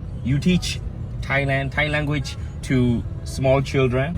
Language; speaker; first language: English; non-native, learner; Burmese